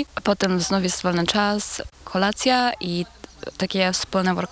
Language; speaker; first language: Polish; non-native, local second language; Czech